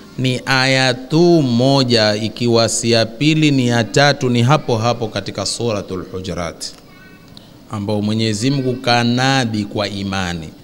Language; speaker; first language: Swahili; native; Swahili